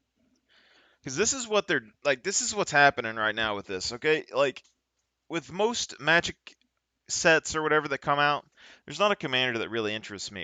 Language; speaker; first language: English; native; English